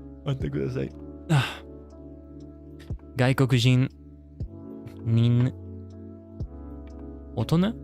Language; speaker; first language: Japanese; non-native, learner; English